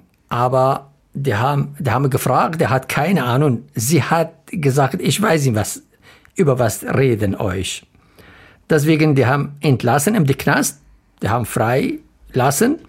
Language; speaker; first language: German; non-native, learner; Arabic